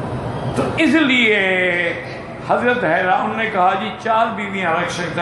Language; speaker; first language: Urdu; native; Urdu